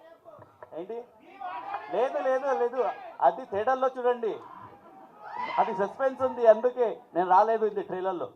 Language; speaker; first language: Telugu; non-native, local second language; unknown